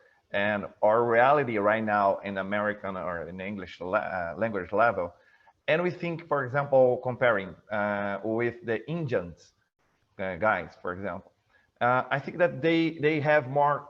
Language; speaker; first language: English; non-native, fluent; Portuguese